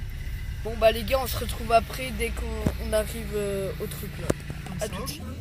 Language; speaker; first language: French; native; French